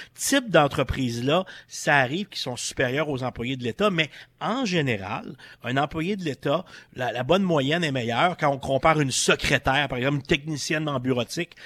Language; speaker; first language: French; native; French